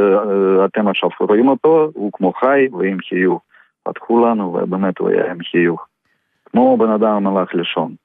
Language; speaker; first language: Hebrew; non-native, fluent; Russian